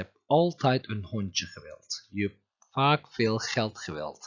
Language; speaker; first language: Dutch; non-native, fluent; Turkish